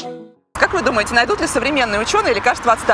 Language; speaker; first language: Russian; native; Russian